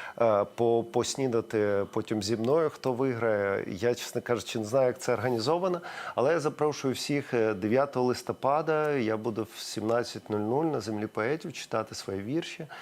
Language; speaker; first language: Ukrainian; non-native, local second language; Russian